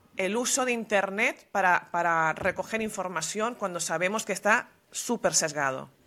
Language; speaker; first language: Spanish; native; Spanish